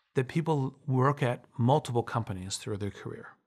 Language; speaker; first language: English; native; English